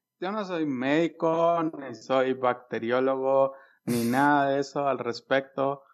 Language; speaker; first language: Spanish; native; Spanish